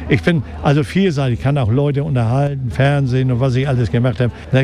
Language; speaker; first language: German; native; German